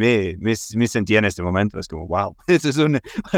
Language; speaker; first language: Spanish; non-native, fluent; English